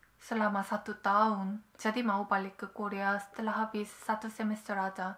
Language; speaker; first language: Indonesian; non-native, learner; Korean